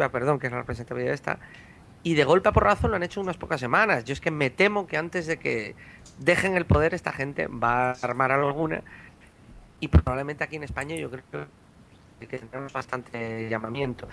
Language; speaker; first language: Spanish; native; Spanish